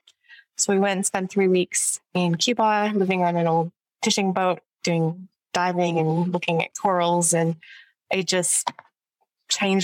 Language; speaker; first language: English; native; English